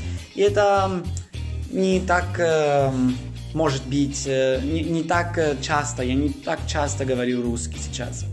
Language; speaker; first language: Russian; early bilingual, heritage; Russian